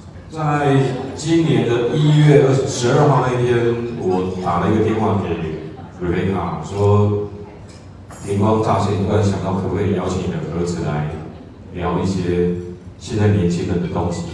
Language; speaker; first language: Chinese; native; Chinese